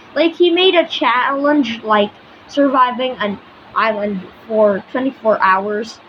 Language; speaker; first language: English; non-native, local second language; Filipino